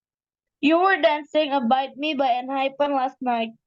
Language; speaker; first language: English; non-native, learner; Indonesian